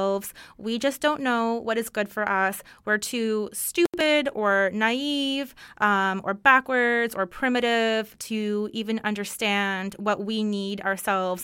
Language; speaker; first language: English; non-native, fluent; Russian